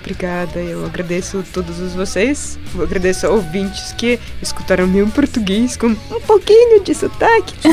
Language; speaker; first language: Portuguese; non-native, fluent; Russian